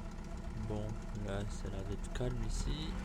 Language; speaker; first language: French; native; French